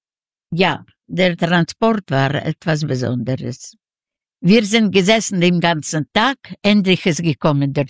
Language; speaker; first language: German; non-native, learner; Russian